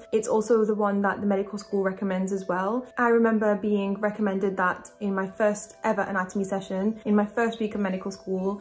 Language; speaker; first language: English; native; English